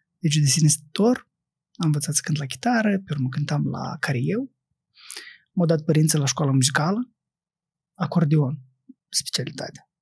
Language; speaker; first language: Romanian; native; Romanian